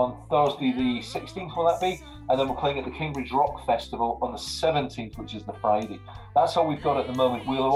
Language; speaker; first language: English; native; English